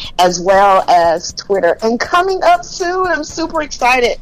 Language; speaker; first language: English; native; English